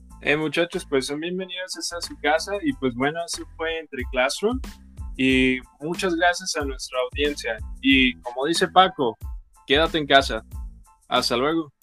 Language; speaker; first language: Spanish; native; Spanish